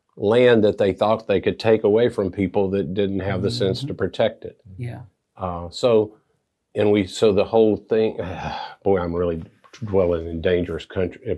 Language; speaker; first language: English; native; English